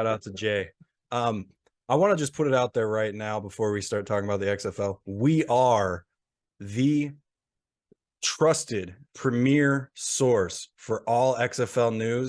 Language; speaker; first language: English; native; English